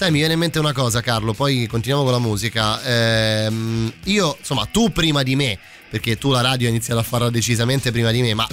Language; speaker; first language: Italian; native; Italian